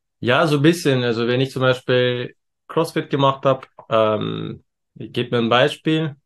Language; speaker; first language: German; early bilingual, other home language; Turkish